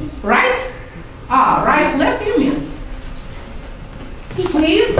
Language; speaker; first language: English; non-native, fluent; Azerbaijani